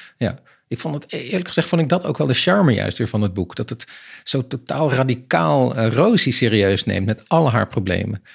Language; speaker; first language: Dutch; native; Dutch